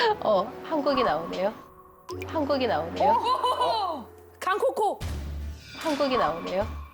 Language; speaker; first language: Korean; native; Korean